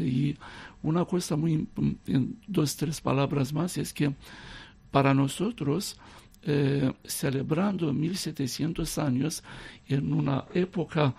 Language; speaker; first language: Spanish; non-native, fluent; Romanian